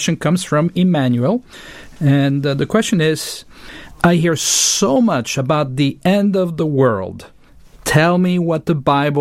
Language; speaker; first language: English; non-native, fluent; French